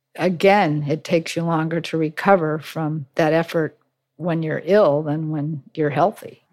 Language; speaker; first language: English; native; English